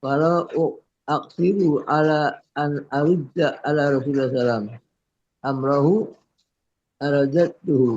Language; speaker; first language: Arabic; non-native, fluent; Indonesian